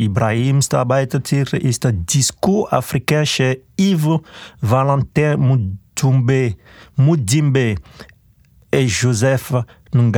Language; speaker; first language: German; non-native, fluent; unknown